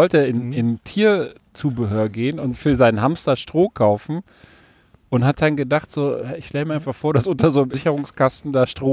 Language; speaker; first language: German; native; German